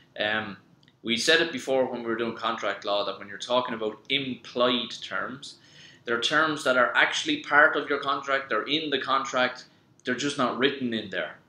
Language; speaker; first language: English; native; English